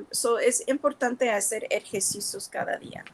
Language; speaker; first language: Spanish; early bilingual, heritage; Spanish